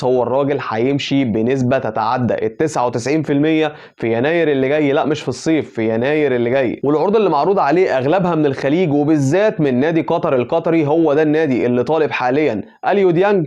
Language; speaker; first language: Arabic; native; Arabic